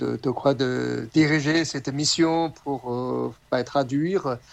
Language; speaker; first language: French; non-native, learner; Chinese